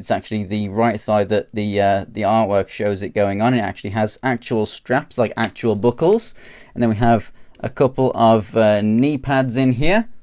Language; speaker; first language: English; native; English